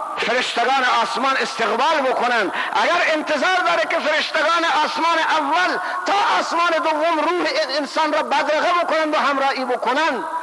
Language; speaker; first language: Persian; non-native, local second language; Baluchi